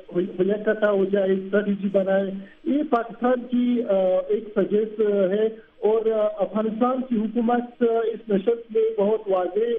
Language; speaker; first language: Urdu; non-native, fluent; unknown